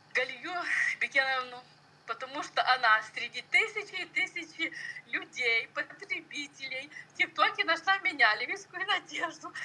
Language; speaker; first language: Russian; non-native, local second language; Ukrainian